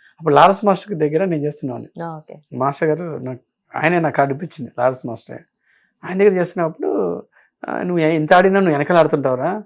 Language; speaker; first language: Telugu; native; Telugu